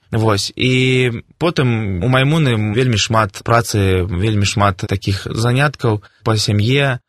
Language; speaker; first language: Belarusian; non-native, local second language; Russian